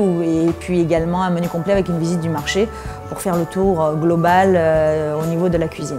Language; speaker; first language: French; native; French